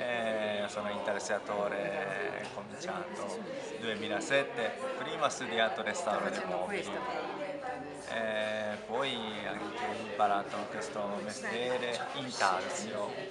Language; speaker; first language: Italian; non-native, learner; Japanese